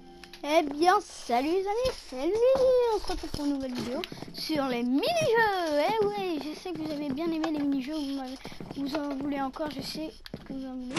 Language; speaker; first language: French; native; French